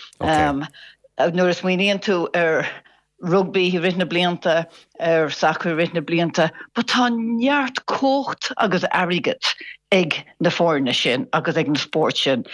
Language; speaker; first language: Irish; non-native, local second language; English